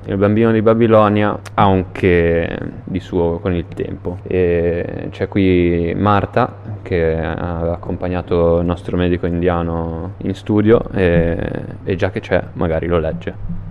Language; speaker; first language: Italian; native; Italian